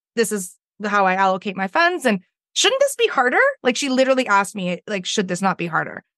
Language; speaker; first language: English; native; English